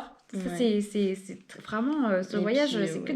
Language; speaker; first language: French; native; French